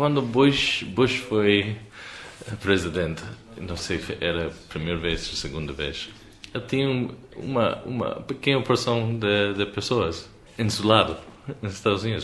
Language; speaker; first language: Portuguese; non-native, learner; English